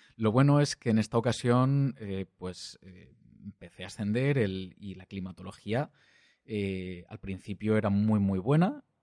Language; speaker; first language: Spanish; non-native, local second language; Catalan